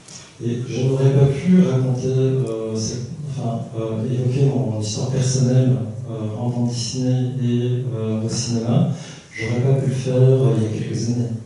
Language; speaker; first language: French; early bilingual, other home language; Korean